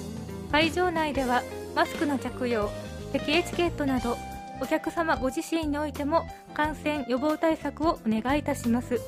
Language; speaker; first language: Japanese; native; Japanese